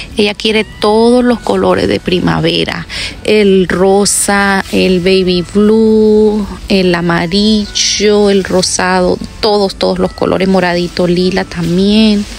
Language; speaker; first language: Spanish; native; Spanish